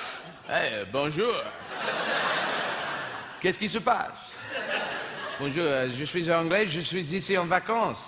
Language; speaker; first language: French; non-native, fluent; English